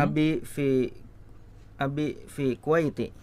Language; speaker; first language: Arabic; non-native, learner; Indonesian